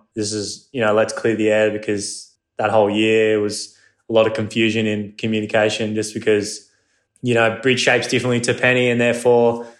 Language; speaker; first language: English; non-native, local second language; Japanese